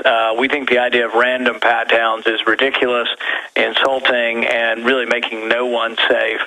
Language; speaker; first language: English; native; English